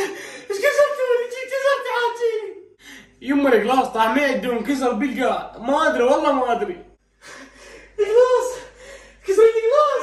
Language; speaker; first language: Arabic; native; Arabic